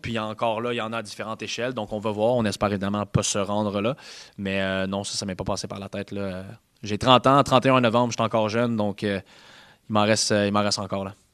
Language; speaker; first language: French; native; French